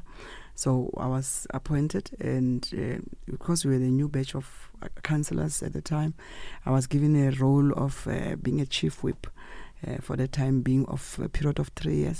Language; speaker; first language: English; non-native, local second language; Tswana